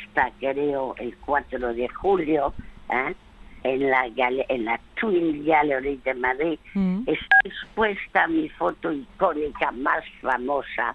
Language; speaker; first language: Spanish; early bilingual, other home language; French